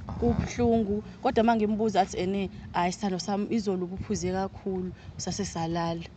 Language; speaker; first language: Zulu; native; Zulu